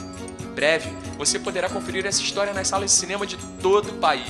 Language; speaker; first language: Portuguese; native; Portuguese